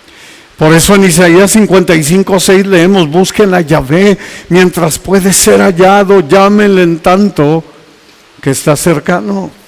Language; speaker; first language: Spanish; native; Spanish